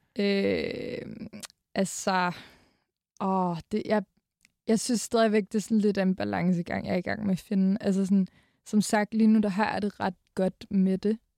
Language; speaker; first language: Danish; native; Danish